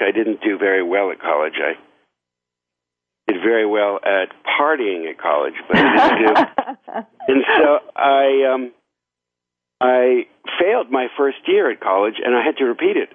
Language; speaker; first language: English; native; English